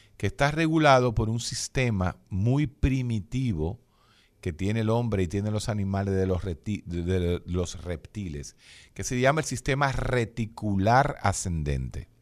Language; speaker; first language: Spanish; native; Spanish